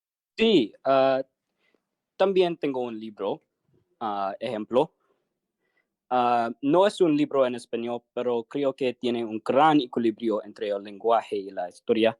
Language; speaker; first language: Spanish; non-native, learner; English